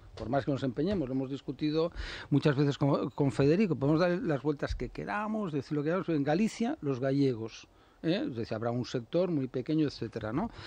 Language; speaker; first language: Spanish; native; Spanish